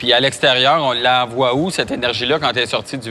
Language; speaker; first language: French; native; French